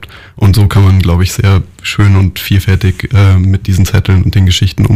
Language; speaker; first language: German; native; German